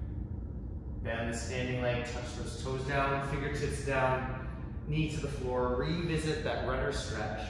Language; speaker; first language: English; native; English